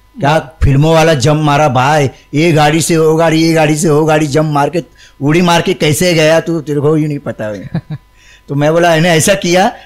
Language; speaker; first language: Hindi; non-native, local second language; Marathi